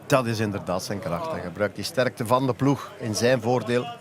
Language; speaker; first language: Dutch; native; Dutch